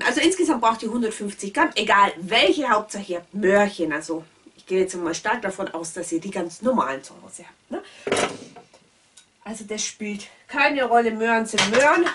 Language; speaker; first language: German; native; German